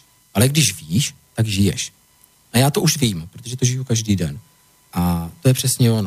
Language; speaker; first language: Czech; native; Czech